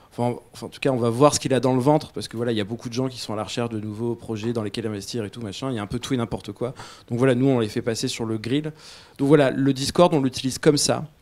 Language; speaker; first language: French; native; French